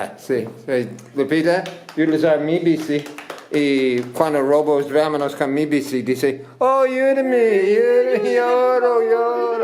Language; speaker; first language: Spanish; non-native, learner; English